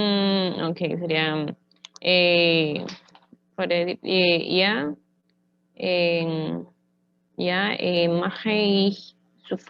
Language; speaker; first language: German; non-native, learner; Spanish